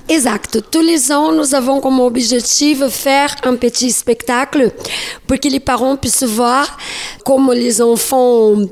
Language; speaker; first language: French; non-native, learner; Portuguese